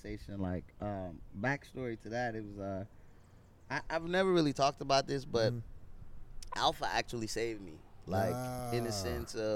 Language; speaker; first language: English; non-native, local second language; Yoruba